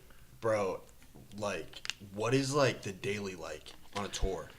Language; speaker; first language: English; native; English